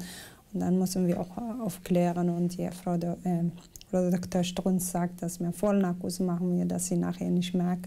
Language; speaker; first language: German; non-native, learner; Somali